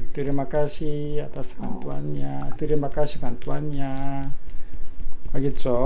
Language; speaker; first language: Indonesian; non-native, learner; Korean